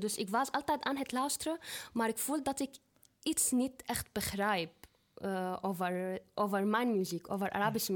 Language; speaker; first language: Dutch; non-native, learner; Arabic